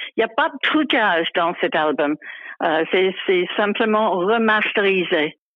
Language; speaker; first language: French; non-native, fluent; English